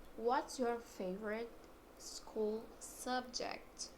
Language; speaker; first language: English; non-native, fluent; Portuguese